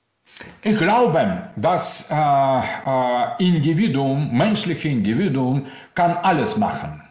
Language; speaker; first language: German; non-native, learner; Russian